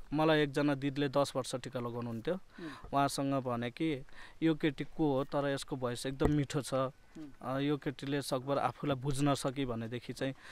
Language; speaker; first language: Nepali; native; Nepali